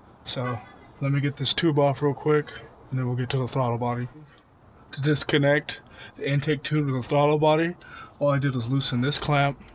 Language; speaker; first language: English; native; English